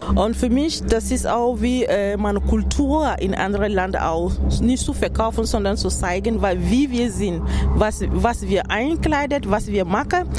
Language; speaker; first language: German; non-native, learner; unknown